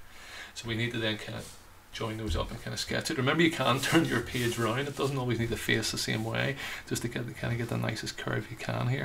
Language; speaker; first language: English; native; English